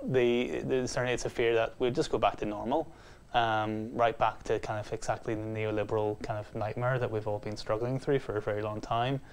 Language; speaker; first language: English; native; English